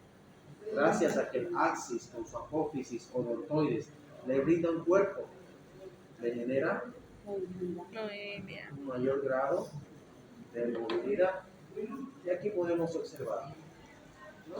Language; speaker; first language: Spanish; native; Spanish